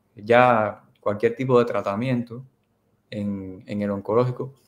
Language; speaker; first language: Spanish; native; Spanish